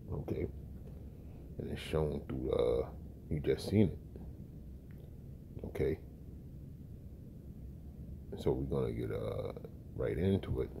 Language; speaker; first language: English; native; English